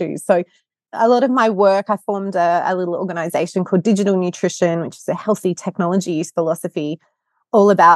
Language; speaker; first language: English; native; English